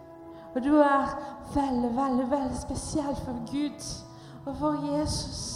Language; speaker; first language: Norwegian; non-native, learner; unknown